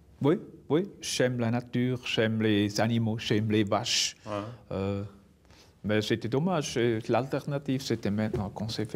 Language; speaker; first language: French; non-native, local second language; German